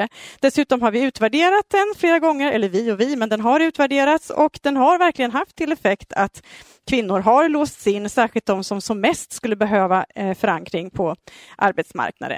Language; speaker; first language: Swedish; native; Swedish